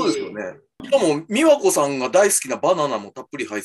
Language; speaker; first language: Japanese; native; Japanese